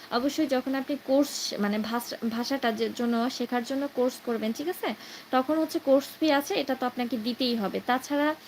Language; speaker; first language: Bangla; native; Bangla